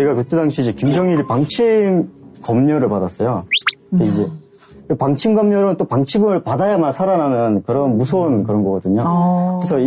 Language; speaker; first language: Korean; native; Korean